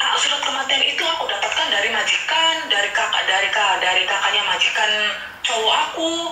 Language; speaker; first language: Indonesian; non-native, local second language; Javanese